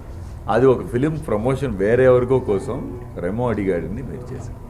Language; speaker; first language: Telugu; non-native, fluent; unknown